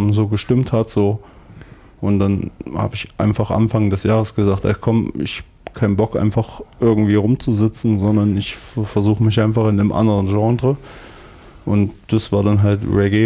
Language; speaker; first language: German; native; German